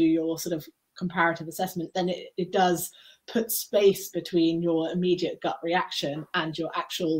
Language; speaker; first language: English; native; English